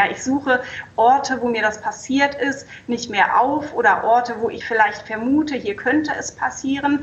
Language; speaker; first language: German; native; German